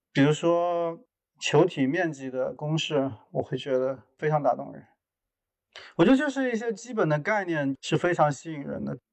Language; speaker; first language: Chinese; native; Chinese